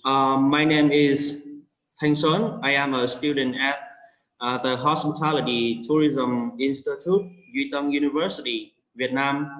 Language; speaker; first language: English; non-native, fluent; Vietnamese